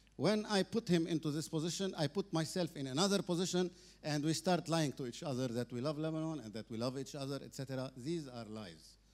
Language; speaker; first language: English; non-native, fluent; Arabic